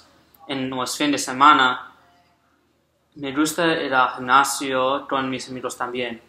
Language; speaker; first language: Spanish; non-native, learner; English